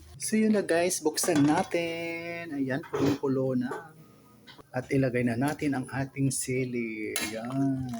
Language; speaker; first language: Filipino; non-native, local second language; Cebuano